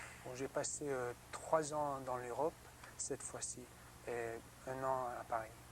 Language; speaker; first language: French; non-native, learner; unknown